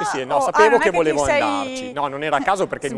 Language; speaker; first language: Italian; native; Italian